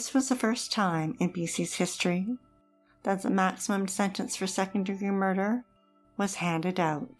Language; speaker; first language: English; native; English